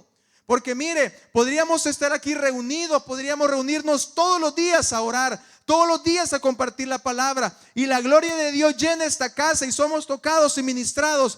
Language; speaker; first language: Spanish; native; Spanish